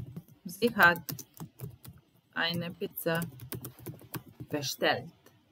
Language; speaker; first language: German; non-native, fluent; Serbian